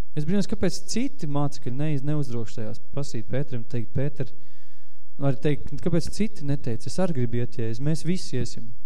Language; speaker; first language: Latvian; native; Latvian